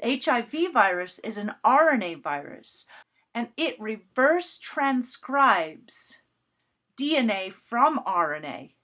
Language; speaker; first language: English; native; English